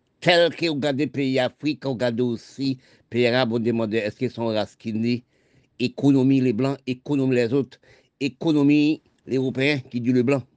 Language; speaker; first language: French; non-native, local second language; Haitian Creole